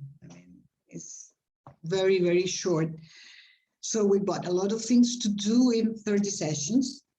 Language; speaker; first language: English; non-native, fluent; Spanish